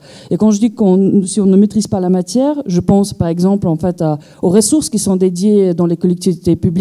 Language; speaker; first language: French; native; French